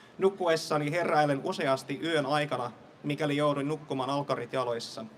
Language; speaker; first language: Finnish; non-native, fluent; English